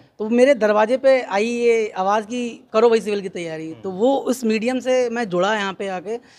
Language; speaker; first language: Hindi; native; Hindi